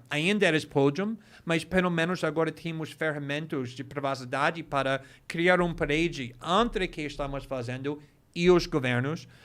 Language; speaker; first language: Portuguese; non-native, fluent; English